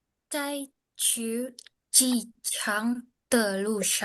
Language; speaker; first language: Chinese; non-native, learner; Indonesian